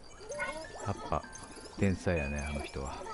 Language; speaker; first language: Japanese; native; Japanese